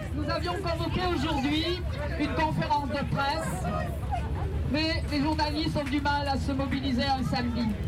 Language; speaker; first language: French; native; French